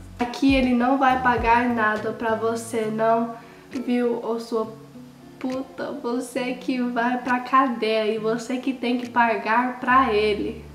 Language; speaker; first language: Portuguese; early bilingual, heritage; Portuguese